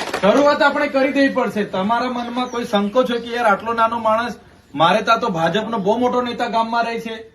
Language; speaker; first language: Gujarati; non-native, local second language; Vasavi